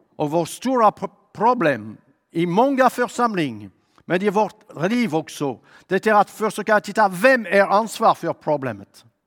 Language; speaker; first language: Swedish; non-native, fluent; French